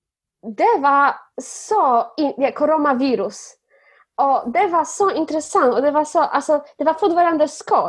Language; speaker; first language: Swedish; non-native, fluent; Polish